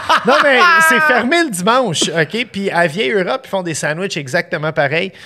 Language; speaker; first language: French; native; French